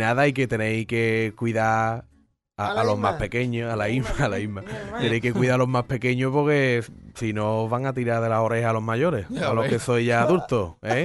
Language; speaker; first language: Spanish; native; Spanish